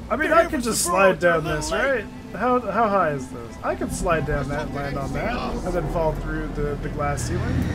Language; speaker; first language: English; native; English